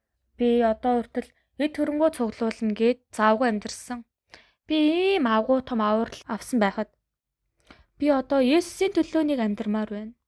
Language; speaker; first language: Mongolian; non-native, fluent; Korean